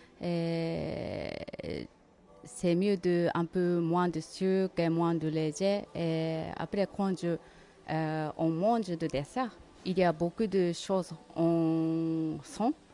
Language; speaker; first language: French; non-native, learner; Japanese